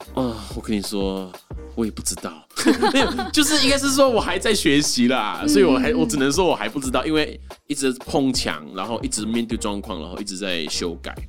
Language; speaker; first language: Chinese; non-native, local second language; Hakka Chinese